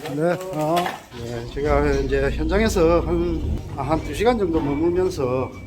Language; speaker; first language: Korean; native; Korean